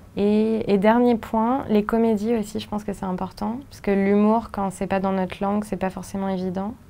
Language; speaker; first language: French; native; French